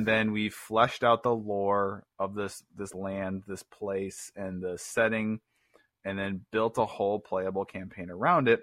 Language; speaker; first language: English; native; English